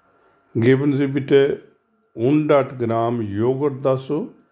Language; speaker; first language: German; non-native, learner; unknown